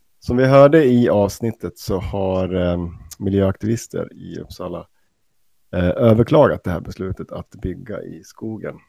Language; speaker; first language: Swedish; native; Swedish